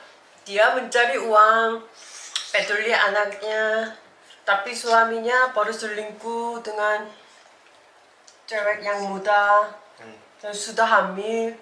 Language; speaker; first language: Indonesian; non-native, learner; Korean